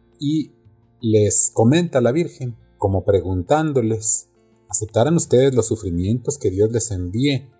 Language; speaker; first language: Spanish; native; Spanish